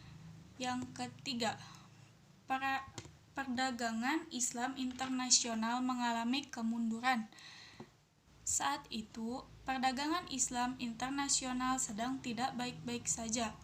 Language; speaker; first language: Indonesian; native; Indonesian